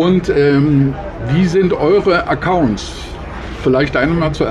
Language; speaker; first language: German; native; German